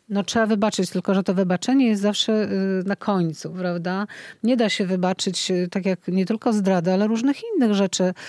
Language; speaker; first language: Polish; native; Polish